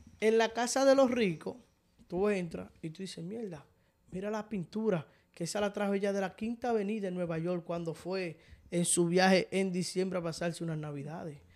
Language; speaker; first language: Spanish; native; Spanish